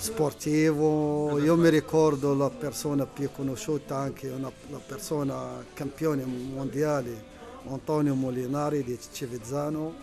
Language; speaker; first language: Italian; non-native, learner; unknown